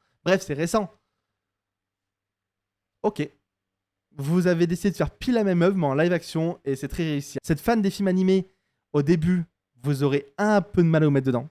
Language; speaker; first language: French; native; French